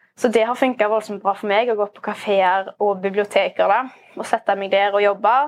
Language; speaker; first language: Norwegian; native; Norwegian